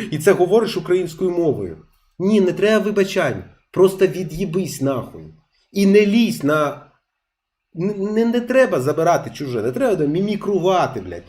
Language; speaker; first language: Ukrainian; non-native, local second language; Russian